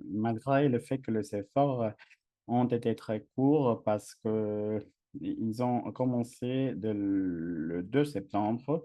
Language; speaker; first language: French; non-native, fluent; English